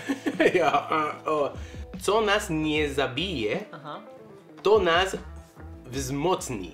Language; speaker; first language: Polish; non-native, learner; Spanish